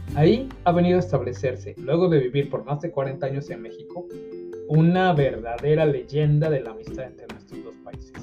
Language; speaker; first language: Spanish; native; Spanish